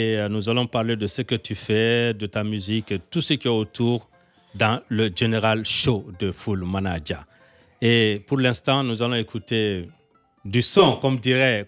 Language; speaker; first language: French; non-native, local second language; Bambara